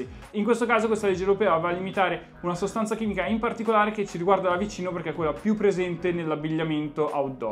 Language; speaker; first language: Italian; native; Italian